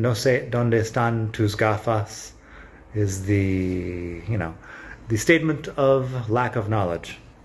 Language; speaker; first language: Spanish; non-native, fluent; English